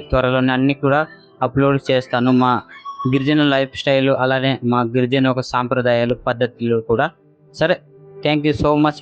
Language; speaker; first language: Telugu; non-native, local second language; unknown